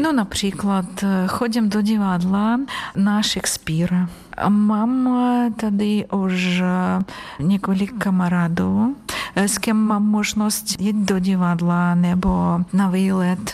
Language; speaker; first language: Czech; non-native, learner; Ukrainian